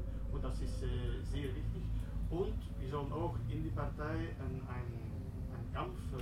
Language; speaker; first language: German; non-native, learner; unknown